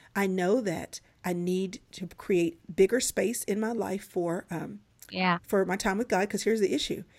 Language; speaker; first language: English; native; English